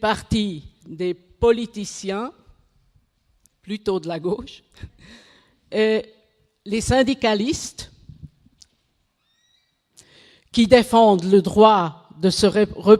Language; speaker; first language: French; non-native, local second language; German